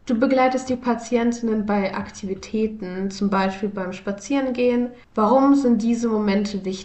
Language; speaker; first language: German; native; German